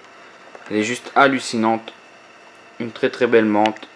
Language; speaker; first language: French; native; French